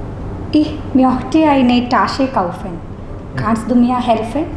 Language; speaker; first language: German; non-native, learner; Malayalam